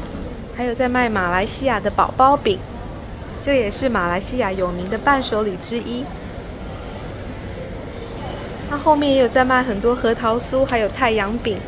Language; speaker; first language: Chinese; native; Chinese